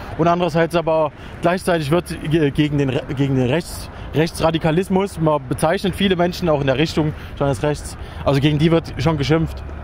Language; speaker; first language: German; native; German